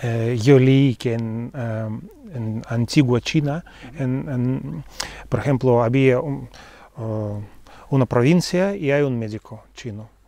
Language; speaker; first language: Spanish; non-native, fluent; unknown